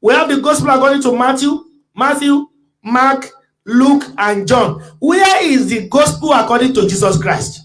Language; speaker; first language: English; non-native, local second language; Yoruba